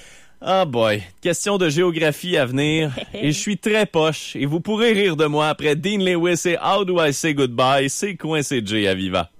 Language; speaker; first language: French; native; French